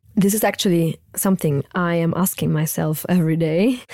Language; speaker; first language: English; non-native, fluent; Italian